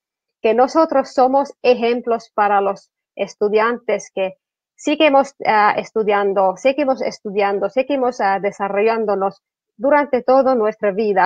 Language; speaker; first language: Spanish; non-native, fluent; Finnish